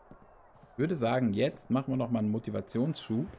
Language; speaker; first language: German; native; German